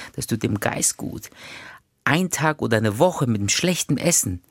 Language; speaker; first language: German; early bilingual, other home language; Turkish